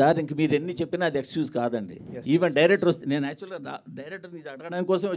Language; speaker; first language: Telugu; native; Telugu